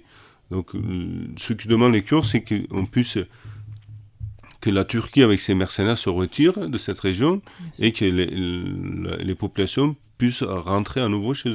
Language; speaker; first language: French; non-native, fluent; Kurdish